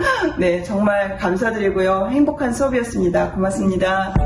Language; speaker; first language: Korean; native; Korean